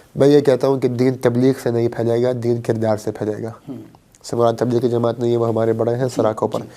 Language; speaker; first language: Urdu; early bilingual, heritage; Urdu